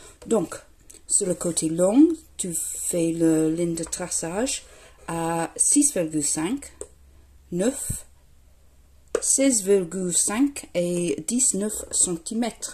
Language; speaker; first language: French; non-native, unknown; English